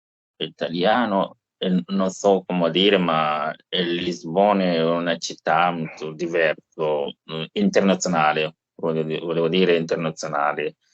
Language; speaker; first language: Italian; non-native, learner; English